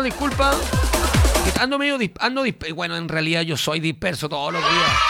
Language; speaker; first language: Spanish; native; Spanish